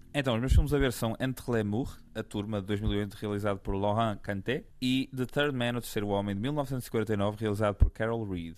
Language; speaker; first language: Portuguese; native; Portuguese